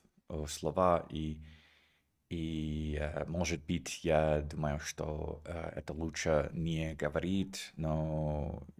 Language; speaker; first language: Russian; non-native, learner; English